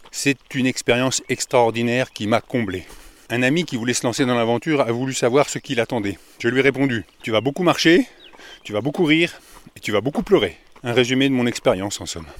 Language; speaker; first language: French; native; French